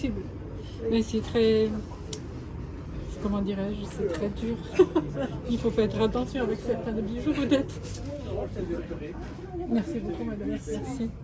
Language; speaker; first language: French; non-native, fluent; Chinese